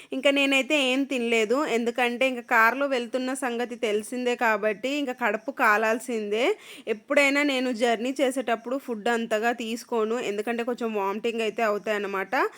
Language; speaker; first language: Telugu; native; Telugu